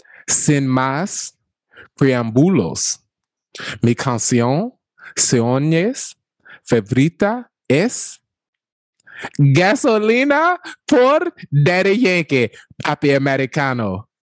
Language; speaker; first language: Spanish; non-native, learner; English